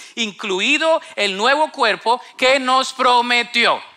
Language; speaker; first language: Spanish; native; Spanish